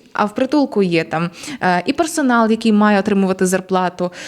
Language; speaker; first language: Ukrainian; native; Ukrainian